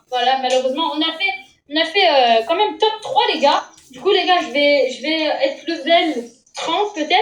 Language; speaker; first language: French; native; French